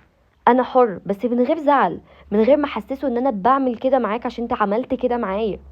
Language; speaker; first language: Arabic; native; Arabic